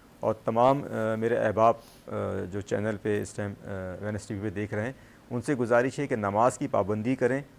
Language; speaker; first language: Urdu; native; Urdu